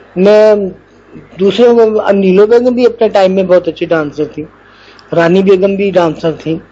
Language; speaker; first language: Urdu; non-native, local second language; Punjabi